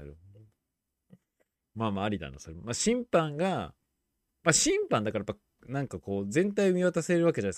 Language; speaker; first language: Japanese; native; Japanese